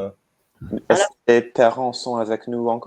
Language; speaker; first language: French; non-native, learner; English